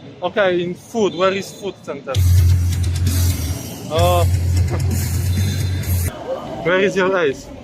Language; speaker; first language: English; non-native, learner; Polish